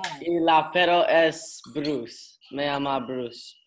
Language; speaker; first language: Spanish; non-native, learner; English